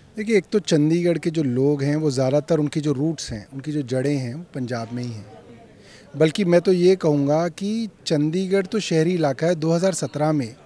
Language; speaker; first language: Hindi; native; Hindi